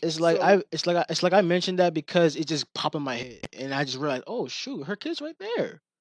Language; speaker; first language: English; native; English